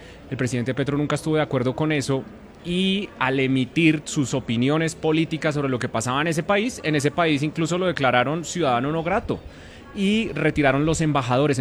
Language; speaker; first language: Spanish; native; Spanish